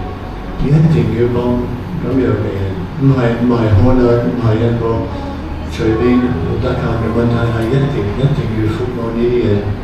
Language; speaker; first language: Cantonese; non-native, fluent; English